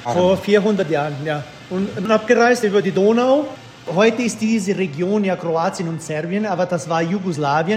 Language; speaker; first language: German; early bilingual, heritage; German